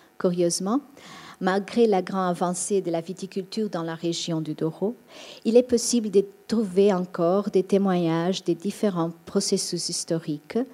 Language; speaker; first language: French; non-native, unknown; Portuguese